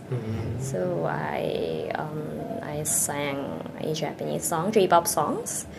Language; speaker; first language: English; non-native, local second language; Filipino